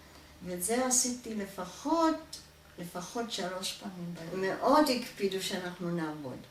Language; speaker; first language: Hebrew; non-native, fluent; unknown